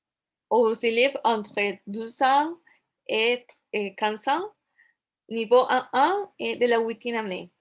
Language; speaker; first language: French; non-native, fluent; Spanish